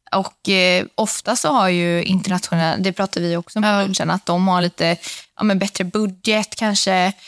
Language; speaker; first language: Swedish; native; Swedish